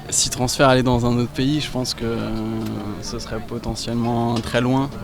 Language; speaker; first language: French; native; French